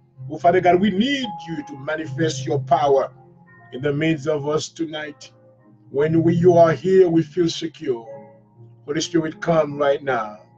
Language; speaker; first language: English; non-native, fluent; Haitian Creole